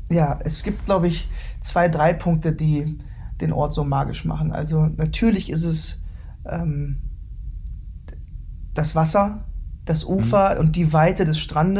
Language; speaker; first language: German; native; German